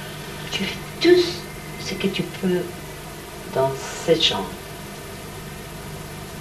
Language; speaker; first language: French; non-native, learner; Hebrew